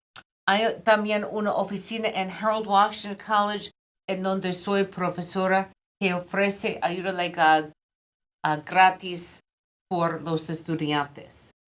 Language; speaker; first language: Spanish; non-native, fluent; English